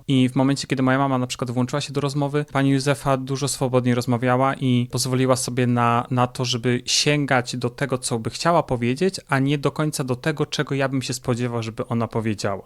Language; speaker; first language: Polish; native; Polish